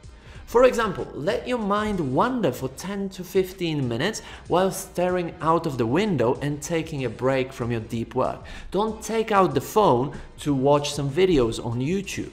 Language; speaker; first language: English; non-native, fluent; Polish